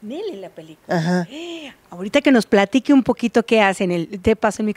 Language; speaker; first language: Spanish; native; Spanish